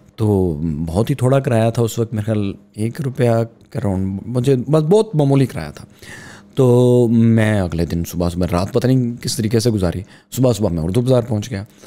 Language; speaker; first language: Urdu; non-native, local second language; Punjabi